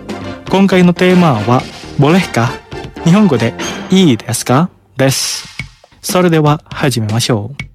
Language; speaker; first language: Japanese; non-native, fluent; Indonesian